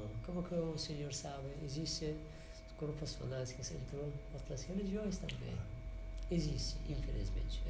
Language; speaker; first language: Portuguese; non-native, learner; Persian